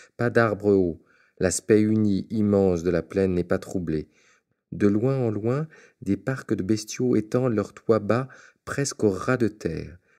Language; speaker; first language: French; native; French